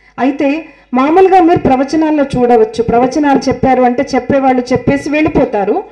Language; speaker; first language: Telugu; non-native, local second language; Marathi